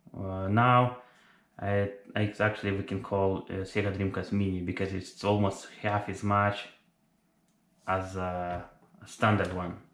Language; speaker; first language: English; non-native, fluent; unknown